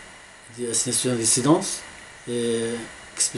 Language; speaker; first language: French; non-native, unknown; Arabic